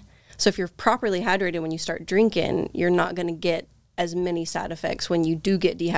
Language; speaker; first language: English; native; English